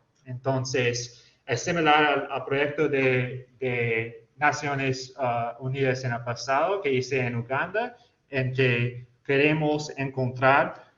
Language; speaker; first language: Spanish; non-native, fluent; English